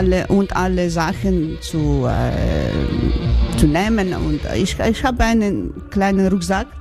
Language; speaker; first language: German; non-native, learner; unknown